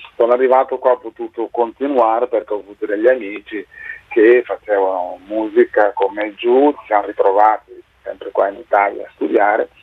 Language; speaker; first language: Italian; non-native, fluent; Upper Guinea Crioulo